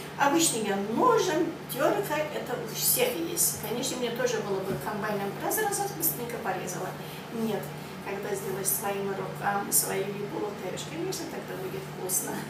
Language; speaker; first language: Russian; non-native, local second language; Azerbaijani